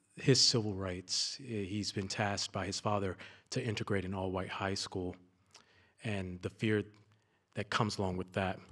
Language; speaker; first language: English; native; English